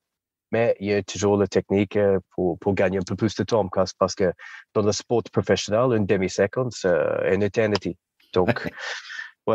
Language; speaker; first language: French; non-native, fluent; English